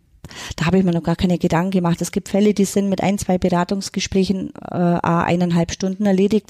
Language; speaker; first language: German; native; German